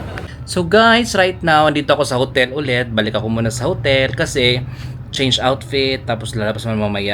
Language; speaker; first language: Filipino; non-native, local second language; Waray